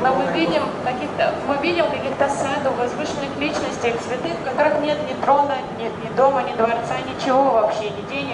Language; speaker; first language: Russian; native; Russian